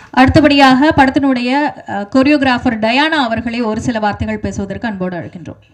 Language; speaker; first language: Tamil; native; Tamil